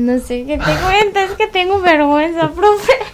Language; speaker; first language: Spanish; non-native, learner; Urdu